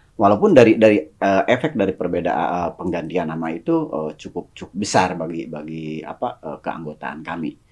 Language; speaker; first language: Indonesian; non-native, local second language; Sundanese